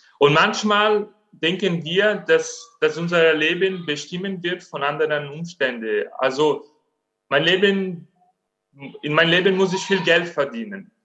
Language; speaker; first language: German; non-native, fluent; Portuguese